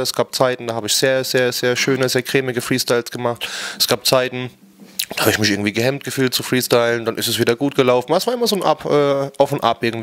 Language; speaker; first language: German; native; German